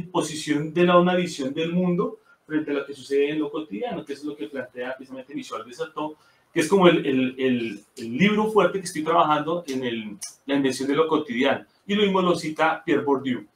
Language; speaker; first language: Spanish; native; Spanish